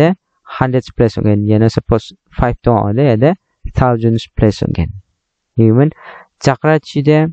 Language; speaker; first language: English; non-native, local second language; Garo